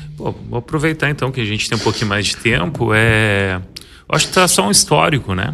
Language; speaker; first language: Portuguese; native; Portuguese